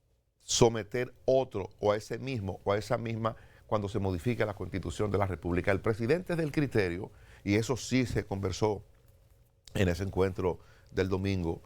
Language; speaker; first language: Spanish; native; Spanish